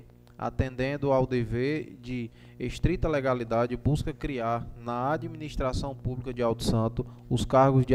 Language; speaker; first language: Portuguese; native; Portuguese